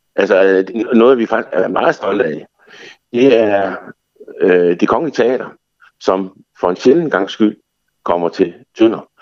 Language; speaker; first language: Danish; native; Danish